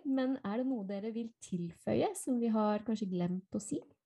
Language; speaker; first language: Norwegian; non-native, fluent; Spanish